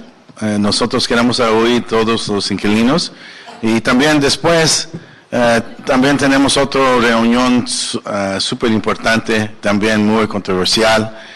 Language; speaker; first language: Spanish; early bilingual, heritage; English